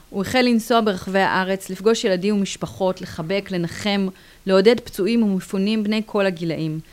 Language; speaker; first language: Hebrew; native; Hebrew